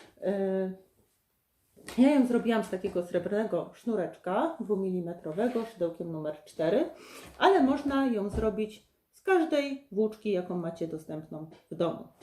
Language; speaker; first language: Polish; native; Polish